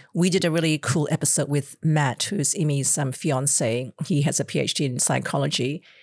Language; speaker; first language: English; non-native, local second language; Cantonese